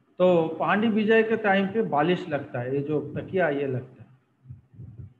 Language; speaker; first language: Hindi; non-native, local second language; Bangla